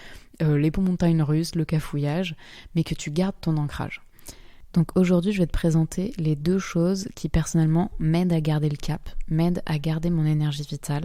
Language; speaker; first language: French; native; French